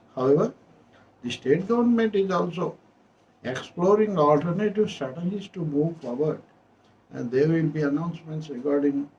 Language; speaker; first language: English; non-native, local second language; Telugu